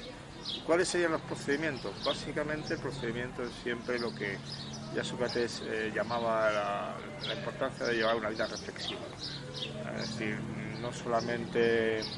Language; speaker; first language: Spanish; native; Spanish